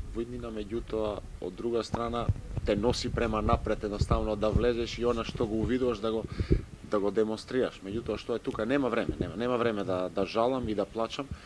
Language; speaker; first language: Macedonian; native; Macedonian